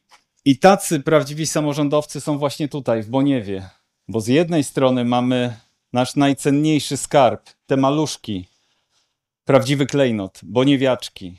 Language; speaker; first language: Polish; native; Polish